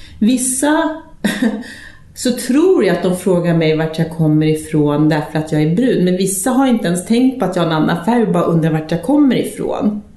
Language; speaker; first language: Swedish; early bilingual, heritage; English